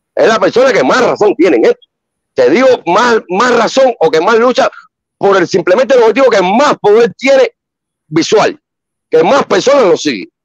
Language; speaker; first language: Spanish; native; Spanish